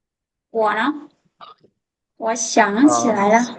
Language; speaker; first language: Chinese; non-native, fluent; Lao